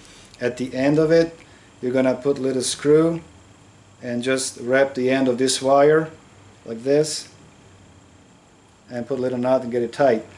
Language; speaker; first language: English; non-native, fluent; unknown